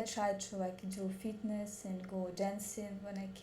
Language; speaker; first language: English; non-native, learner; Russian